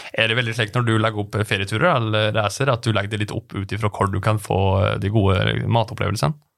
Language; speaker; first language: Norwegian; native; Norwegian